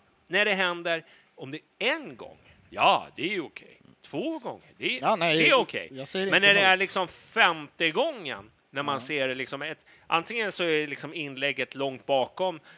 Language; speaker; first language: Swedish; native; Swedish